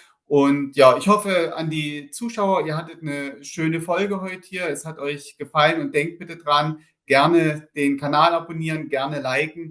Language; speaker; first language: German; native; German